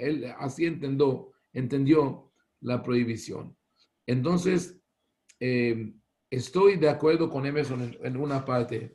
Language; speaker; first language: Spanish; non-native, fluent; Hebrew